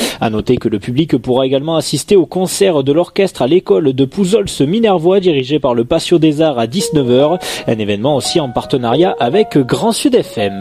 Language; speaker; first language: French; native; French